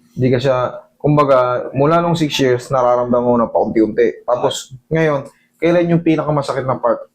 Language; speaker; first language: Filipino; native; Filipino